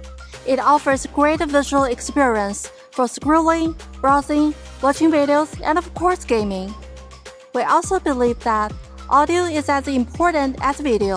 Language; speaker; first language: English; non-native, fluent; Chinese